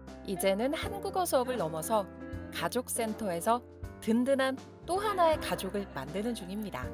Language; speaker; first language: Korean; native; Korean